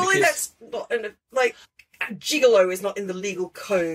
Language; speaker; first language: English; native; English